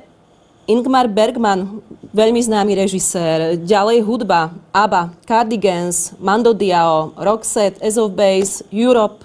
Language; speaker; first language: Slovak; native; Slovak